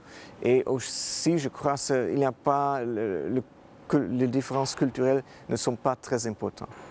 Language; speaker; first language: French; non-native, fluent; Dutch